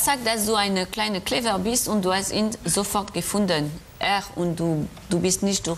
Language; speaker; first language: German; non-native, learner; French